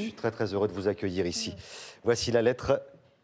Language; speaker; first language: French; native; French